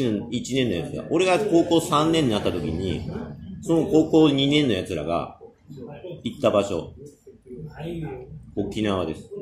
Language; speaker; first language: Japanese; native; Japanese